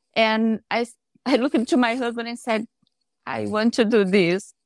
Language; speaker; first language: English; non-native, fluent; Portuguese